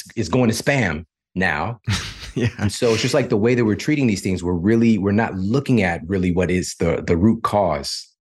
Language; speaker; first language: English; native; English